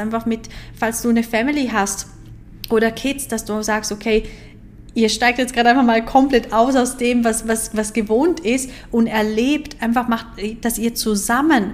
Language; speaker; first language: German; native; German